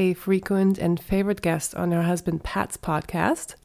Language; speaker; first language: English; non-native, fluent; German